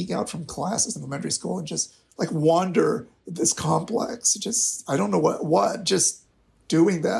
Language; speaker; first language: English; non-native, local second language; Filipino